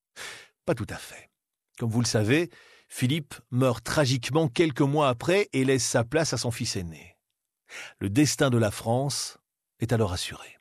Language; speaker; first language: French; native; French